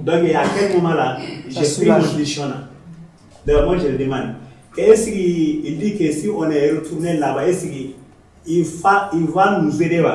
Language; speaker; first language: French; non-native, learner; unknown